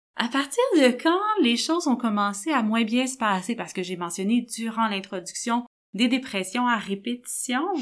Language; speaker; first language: French; native; French